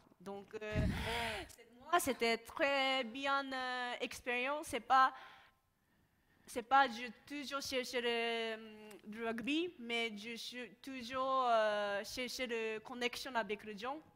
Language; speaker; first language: French; non-native, learner; Japanese